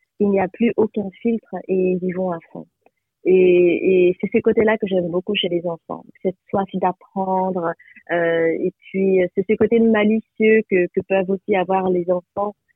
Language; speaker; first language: French; early bilingual, other home language; Japanese